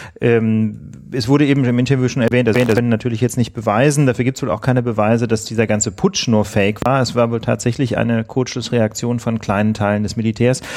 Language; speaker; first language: German; native; German